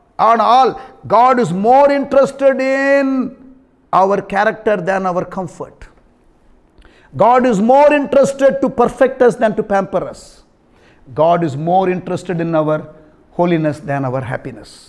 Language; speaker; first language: English; non-native, local second language; Tamil